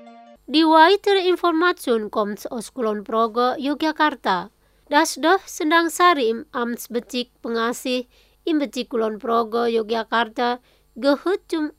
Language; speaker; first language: German; non-native, fluent; Indonesian